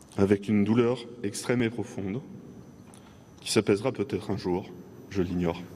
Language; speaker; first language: French; native; French